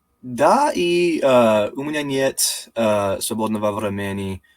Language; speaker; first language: Russian; non-native, learner; English